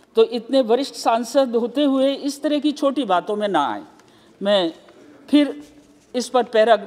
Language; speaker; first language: Hindi; native; Hindi